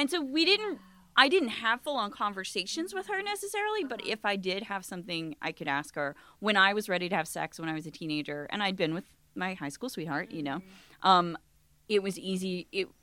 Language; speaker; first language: English; native; English